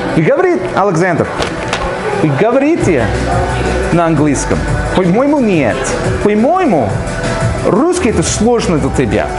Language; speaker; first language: Russian; non-native, learner; English